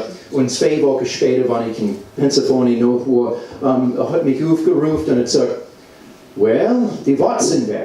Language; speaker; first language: German; non-native, learner; English